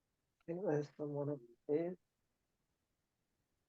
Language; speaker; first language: English; native; English